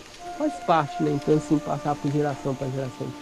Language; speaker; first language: Portuguese; non-native, local second language; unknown